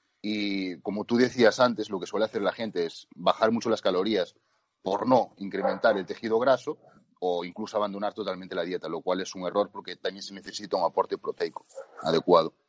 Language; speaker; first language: Spanish; native; Spanish